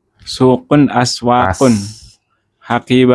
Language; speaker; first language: Arabic; non-native, learner; Indonesian